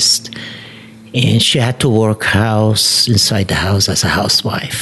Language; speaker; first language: English; non-native, fluent; Persian